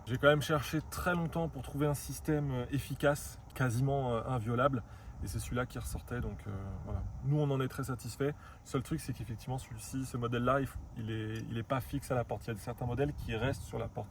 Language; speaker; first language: French; native; French